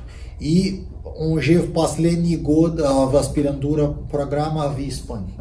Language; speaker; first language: Russian; non-native, learner; Portuguese